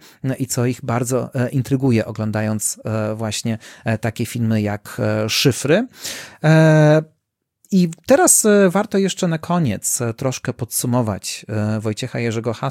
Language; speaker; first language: Polish; native; Polish